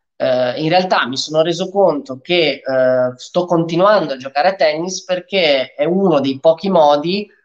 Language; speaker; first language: Italian; early bilingual, other home language; Romanian